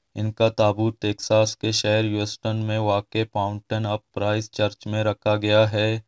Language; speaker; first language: Urdu; non-native, local second language; Baluchi